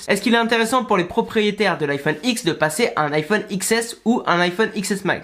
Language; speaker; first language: French; native; French